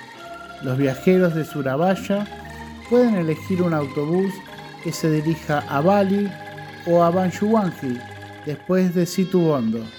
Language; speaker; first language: Spanish; non-native, fluent; Indonesian